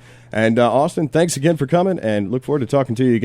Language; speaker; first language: English; native; English